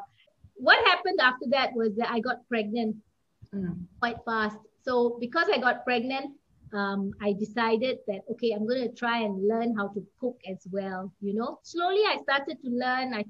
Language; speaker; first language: English; native; English